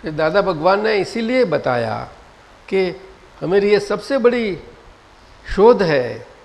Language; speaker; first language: Hindi; non-native, local second language; Gujarati